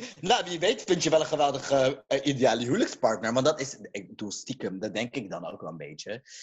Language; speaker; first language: Dutch; early bilingual, other home language; Caribbean Hindustani